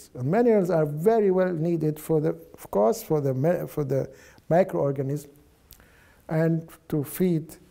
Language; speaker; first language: English; non-native, fluent; Arabic